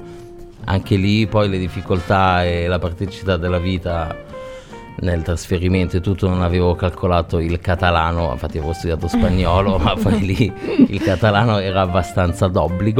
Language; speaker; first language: Italian; native; Italian